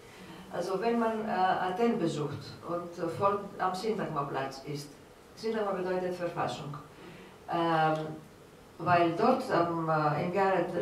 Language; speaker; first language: German; non-native, fluent; Greek